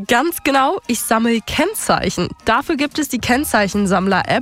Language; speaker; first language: German; native; German